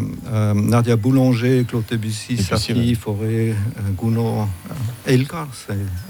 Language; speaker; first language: French; non-native, fluent; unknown